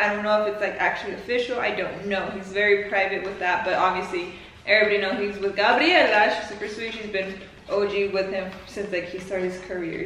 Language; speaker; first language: English; early bilingual, other home language; Spanish